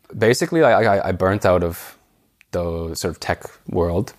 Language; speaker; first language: English; native; English